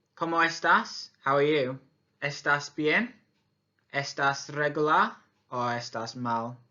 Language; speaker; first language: Spanish; non-native, fluent; English